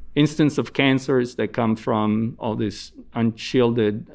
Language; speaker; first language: English; non-native, fluent; Italian